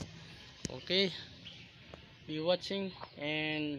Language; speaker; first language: English; non-native, learner; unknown